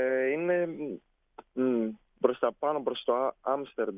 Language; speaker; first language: Greek; native; Greek